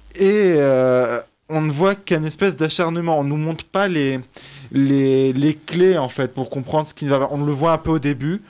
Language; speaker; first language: French; native; French